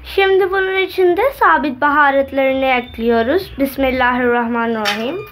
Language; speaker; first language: Turkish; non-native, learner; Urdu